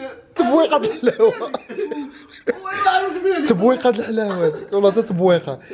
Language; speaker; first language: Arabic; native; Arabic